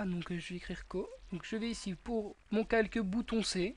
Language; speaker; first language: French; native; French